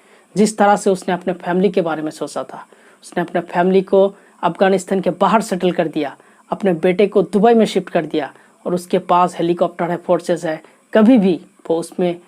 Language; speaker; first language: Hindi; non-native, local second language; Assamese